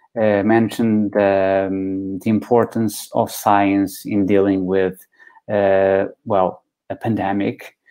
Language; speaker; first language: English; non-native, fluent; Portuguese